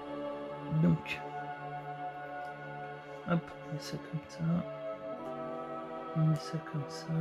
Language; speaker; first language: French; native; French